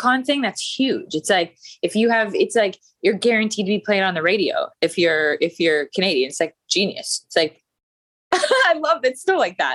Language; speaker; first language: English; native; English